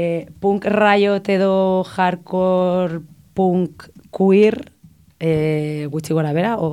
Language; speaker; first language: Basque; non-native, local second language; Spanish